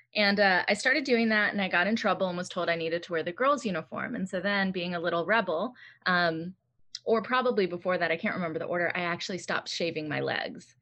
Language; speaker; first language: English; native; English